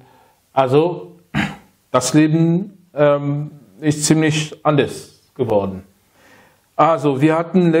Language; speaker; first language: German; non-native, learner; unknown